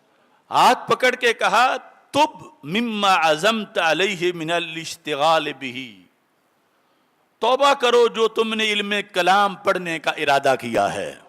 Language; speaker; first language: Urdu; native; Urdu